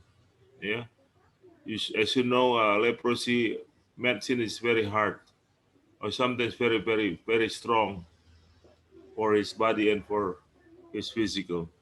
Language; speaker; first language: English; non-native, learner; Indonesian